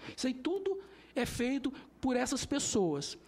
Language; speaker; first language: Portuguese; native; Portuguese